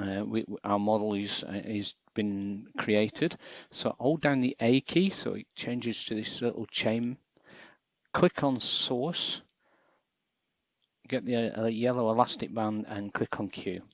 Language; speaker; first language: English; native; English